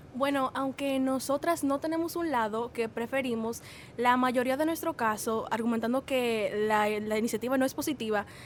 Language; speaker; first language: Spanish; native; Spanish